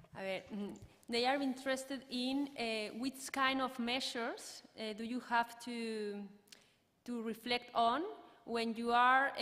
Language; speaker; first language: English; non-native, learner; Spanish